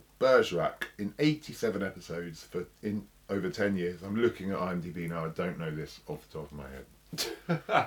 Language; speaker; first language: English; native; English